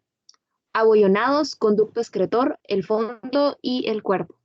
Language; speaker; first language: Spanish; native; Spanish